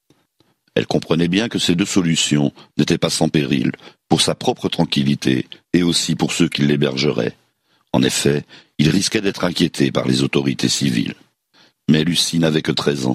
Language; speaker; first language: French; native; French